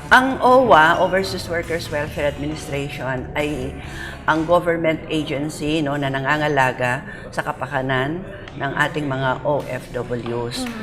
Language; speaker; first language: Filipino; non-native, local second language; Pampanga